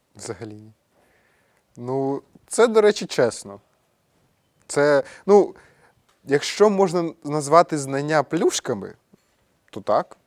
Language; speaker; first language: Ukrainian; native; Ukrainian